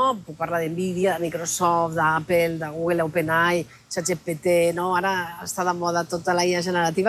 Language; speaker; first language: Catalan; native; Catalan